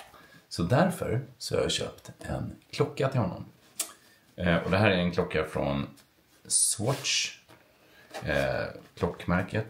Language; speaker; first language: Swedish; native; Swedish